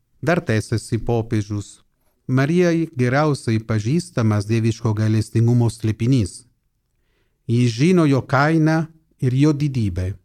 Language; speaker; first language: Lithuanian; non-native, fluent; Italian